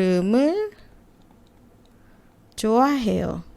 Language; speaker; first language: Korean; non-native, fluent; Indonesian